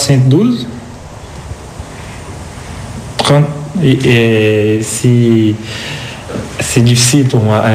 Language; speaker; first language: French; non-native, learner; Portuguese